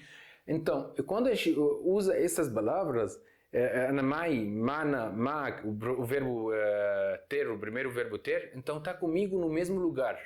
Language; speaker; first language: Portuguese; non-native, fluent; Arabic